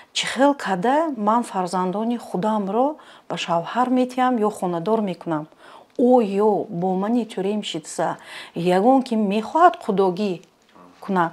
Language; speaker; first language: Tajik; native; Tajik